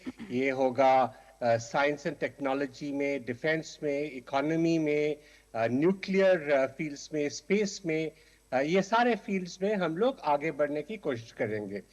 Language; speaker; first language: Hindi; native; Hindi